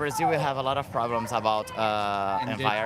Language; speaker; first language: English; non-native, learner; Portuguese